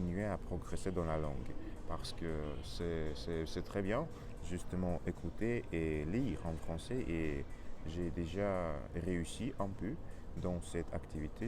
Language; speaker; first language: French; non-native, learner; Russian